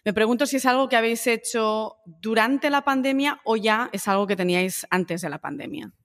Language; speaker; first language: Spanish; native; Spanish